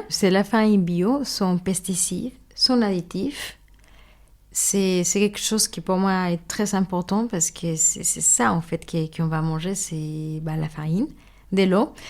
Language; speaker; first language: French; non-native, fluent; Spanish